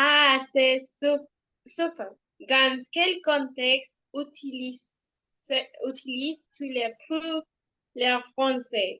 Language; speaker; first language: French; non-native, learner; Spanish